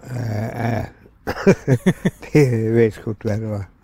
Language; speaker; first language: Danish; native; Danish